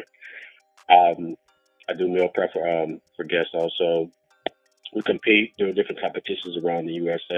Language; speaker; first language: English; native; English